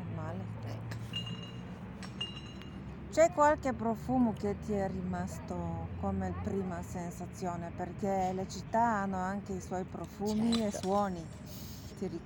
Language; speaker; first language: Italian; non-native, fluent; Bulgarian